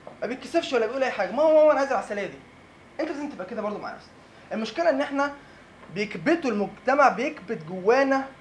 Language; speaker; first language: Arabic; native; Arabic